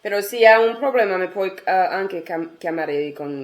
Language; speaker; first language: Italian; non-native, learner; French